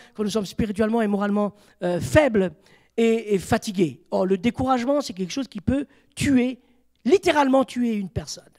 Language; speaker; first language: French; native; French